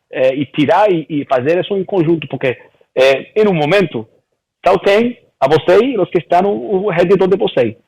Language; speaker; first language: Portuguese; early bilingual, heritage; Portuguese